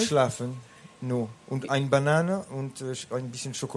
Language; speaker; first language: German; non-native, learner; French